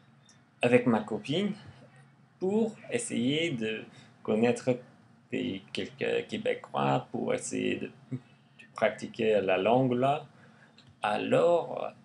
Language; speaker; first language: French; non-native, learner; English